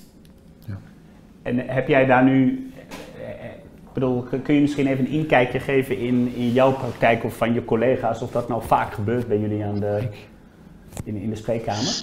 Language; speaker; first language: Dutch; native; Dutch